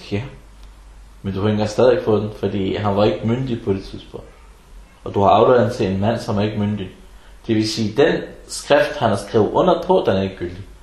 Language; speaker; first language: Danish; non-native, fluent; Arabic